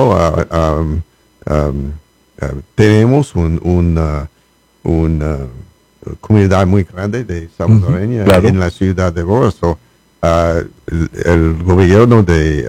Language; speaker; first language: Spanish; non-native, learner; English